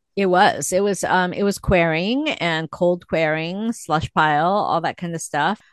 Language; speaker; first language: English; early bilingual, other home language; Korean